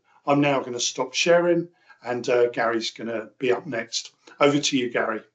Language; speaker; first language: English; native; English